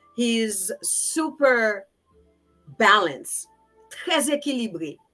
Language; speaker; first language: English; early bilingual, other home language; Haitian Creole